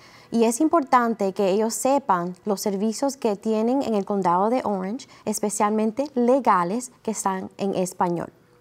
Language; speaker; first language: Spanish; early bilingual, heritage; Spanish